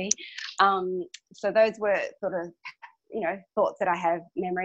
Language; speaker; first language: English; non-native, local second language; Hungarian